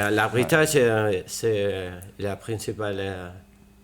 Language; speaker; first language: French; non-native, learner; Spanish